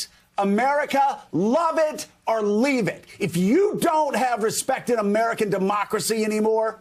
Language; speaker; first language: English; native; English